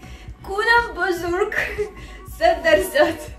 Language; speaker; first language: Persian; non-native, learner; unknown